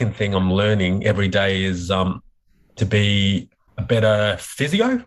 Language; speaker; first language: English; native; English